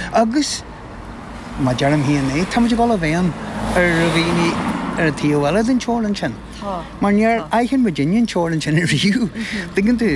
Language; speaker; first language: Irish; non-native, local second language; English